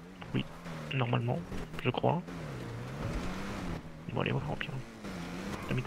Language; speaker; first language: French; native; French